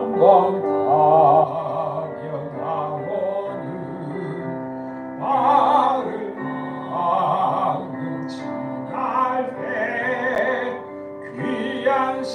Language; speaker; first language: Korean; native; Korean